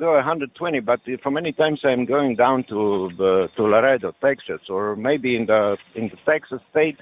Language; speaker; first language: English; non-native, learner; French